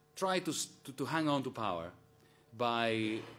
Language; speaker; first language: English; non-native, fluent; Greek